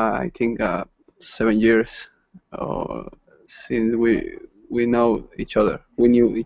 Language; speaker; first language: English; non-native, learner; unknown